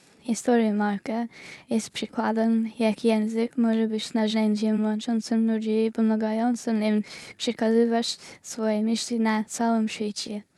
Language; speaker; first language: Polish; non-native, learner; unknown